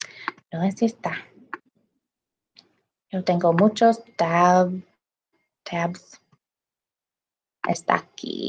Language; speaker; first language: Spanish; non-native, learner; English